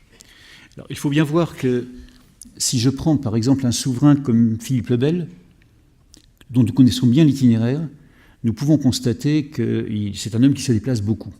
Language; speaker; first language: French; native; French